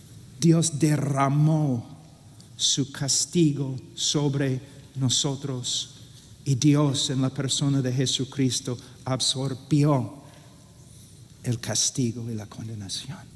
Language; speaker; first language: Spanish; non-native, fluent; English